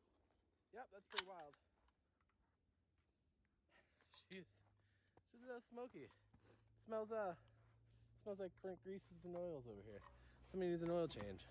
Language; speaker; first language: English; native; English